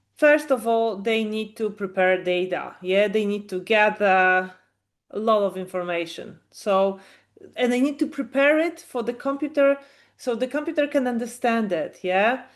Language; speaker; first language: English; non-native, fluent; Polish